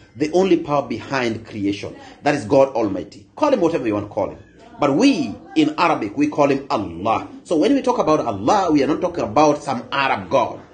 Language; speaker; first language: English; non-native, local second language; Luo (Kenya and Tanzania)